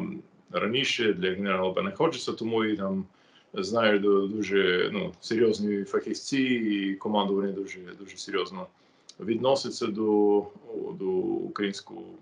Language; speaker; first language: Ukrainian; non-native, fluent; English